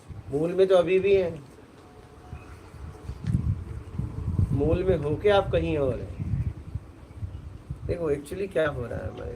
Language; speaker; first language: Hindi; native; Hindi